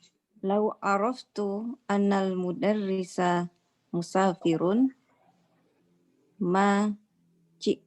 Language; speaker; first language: Arabic; non-native, learner; Indonesian